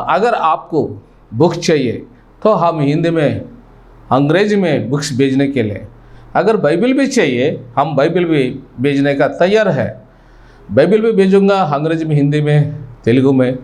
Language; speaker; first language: Hindi; non-native, local second language; Telugu